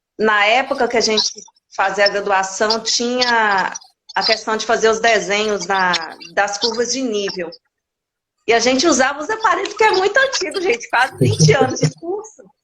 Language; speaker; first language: Portuguese; native; Portuguese